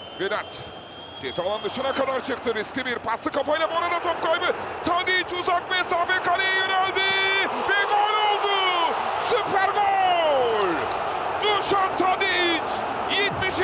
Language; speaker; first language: Turkish; native; Turkish